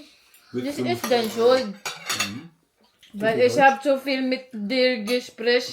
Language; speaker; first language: German; non-native, learner; Filipino